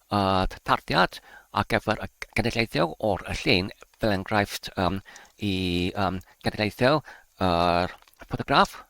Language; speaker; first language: Welsh; non-native, learner; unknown